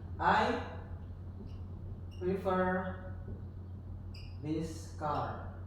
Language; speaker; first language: English; non-native, learner; Indonesian